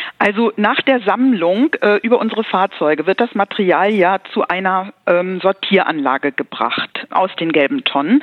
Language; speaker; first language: German; native; German